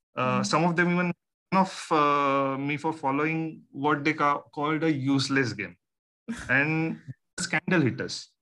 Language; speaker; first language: English; non-native, local second language; Marathi